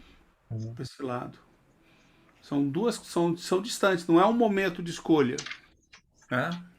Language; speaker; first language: Portuguese; native; Portuguese